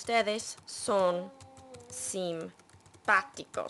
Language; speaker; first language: Spanish; non-native, fluent; English